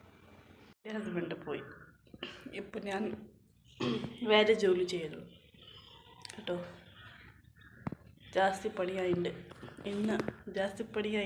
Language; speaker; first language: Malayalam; non-native, learner; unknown